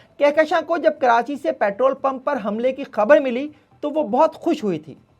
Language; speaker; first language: Urdu; native; Urdu